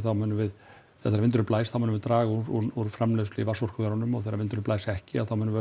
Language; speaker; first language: Icelandic; native; Icelandic